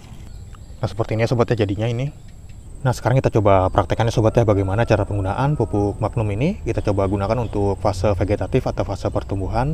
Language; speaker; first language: Indonesian; native; Indonesian